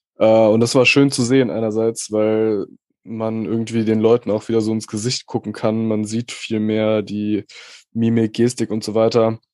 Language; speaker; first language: German; native; German